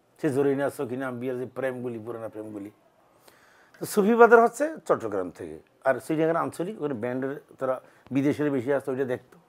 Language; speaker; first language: Bangla; native; Bangla